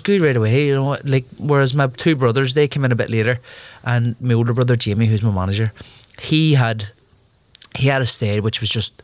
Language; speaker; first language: English; native; English